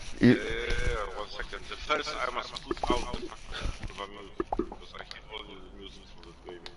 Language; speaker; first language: English; non-native, learner; Polish